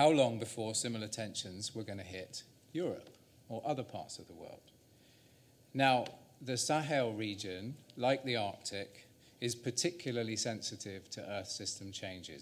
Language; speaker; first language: English; native; English